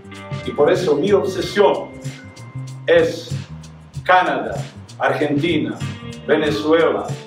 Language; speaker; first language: Spanish; non-native, fluent; Serbian